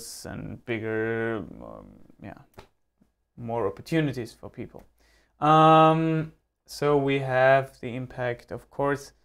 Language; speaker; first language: English; non-native, fluent; German